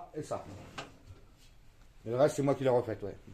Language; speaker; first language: French; native; French